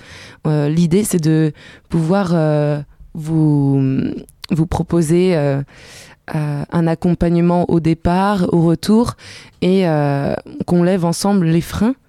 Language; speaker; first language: French; native; French